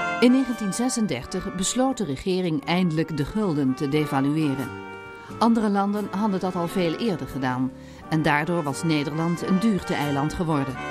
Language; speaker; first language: Dutch; native; Dutch